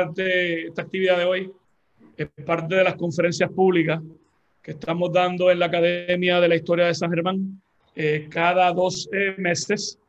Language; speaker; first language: Spanish; native; Spanish